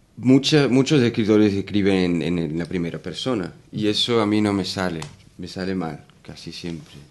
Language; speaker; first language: Spanish; non-native, fluent; Danish